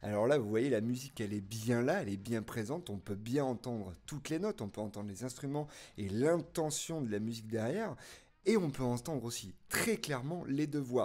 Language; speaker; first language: French; native; French